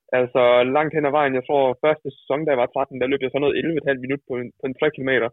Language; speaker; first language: Danish; early bilingual, other home language; Dutch